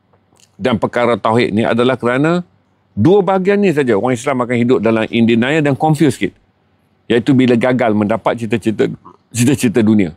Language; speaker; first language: Malay; native; Malay